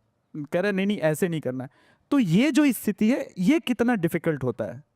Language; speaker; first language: Hindi; native; Hindi